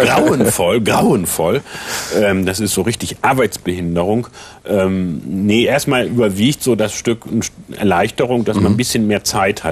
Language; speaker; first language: German; native; German